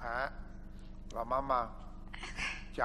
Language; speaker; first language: Chinese; native; Chinese